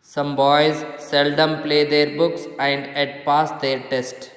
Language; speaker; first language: English; non-native, local second language; Kannada